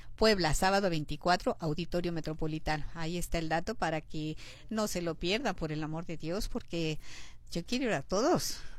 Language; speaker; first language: Spanish; native; Spanish